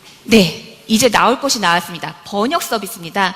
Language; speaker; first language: Korean; native; Korean